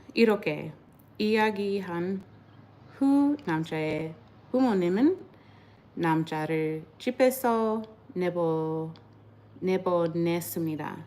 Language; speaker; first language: Korean; non-native, learner; English